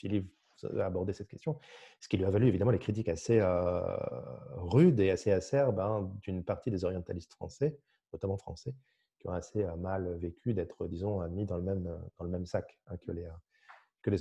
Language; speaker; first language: French; native; French